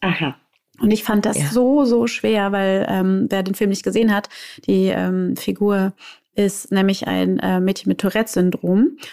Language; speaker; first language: German; native; German